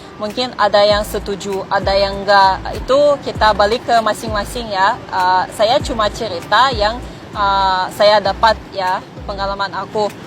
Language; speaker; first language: Indonesian; non-native, fluent; Russian